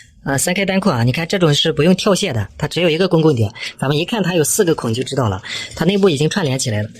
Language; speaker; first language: Chinese; native; Chinese